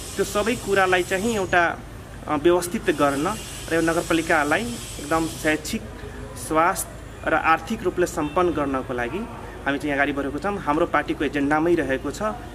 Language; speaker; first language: Nepali; non-native, local second language; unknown